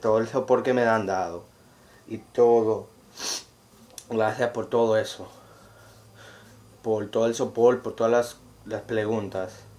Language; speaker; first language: Spanish; early bilingual, heritage; Spanish